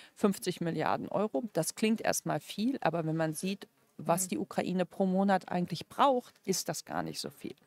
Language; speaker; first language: German; native; German